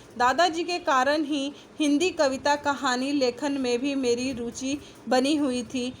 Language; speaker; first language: Hindi; native; Hindi